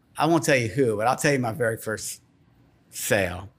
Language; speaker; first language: English; native; English